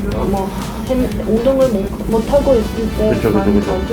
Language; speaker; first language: Korean; non-native, fluent; Russian